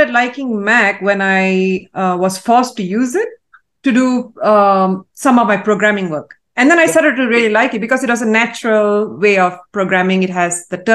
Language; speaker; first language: English; non-native, local second language; Tamil